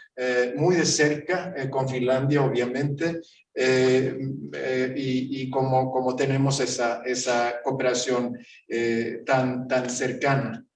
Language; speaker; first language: Spanish; non-native, fluent; Swedish